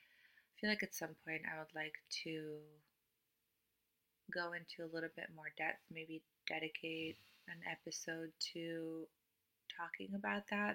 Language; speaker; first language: English; non-native, fluent; Romanian